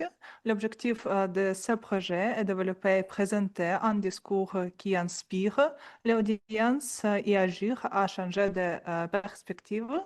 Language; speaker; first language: French; non-native, learner; Russian